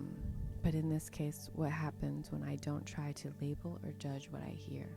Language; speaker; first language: English; native; English